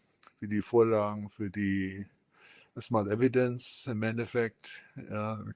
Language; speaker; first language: German; native; German